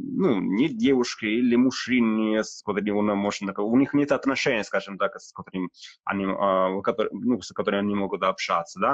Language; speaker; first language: Russian; non-native, fluent; Italian